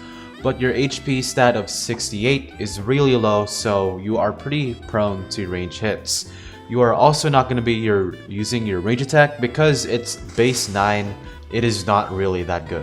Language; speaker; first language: English; native; English